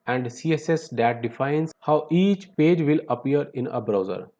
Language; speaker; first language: English; non-native, local second language; Punjabi